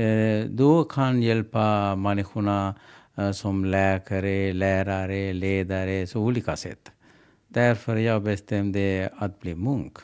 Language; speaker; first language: Swedish; non-native, learner; Sinhala